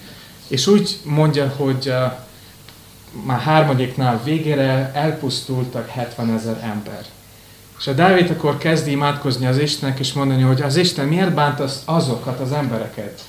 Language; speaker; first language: Hungarian; non-native, fluent; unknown